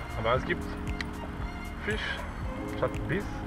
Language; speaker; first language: German; non-native, learner; French